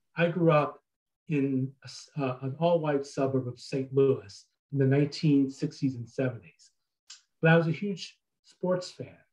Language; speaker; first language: English; native; English